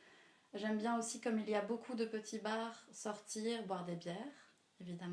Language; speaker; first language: French; native; French